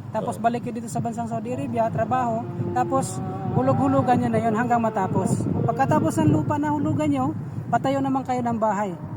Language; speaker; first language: Filipino; non-native, local second language; Cebuano